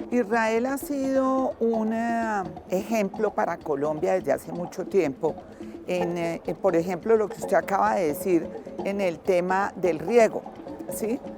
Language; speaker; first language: Spanish; native; Spanish